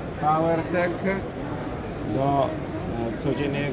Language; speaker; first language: Polish; non-native, learner; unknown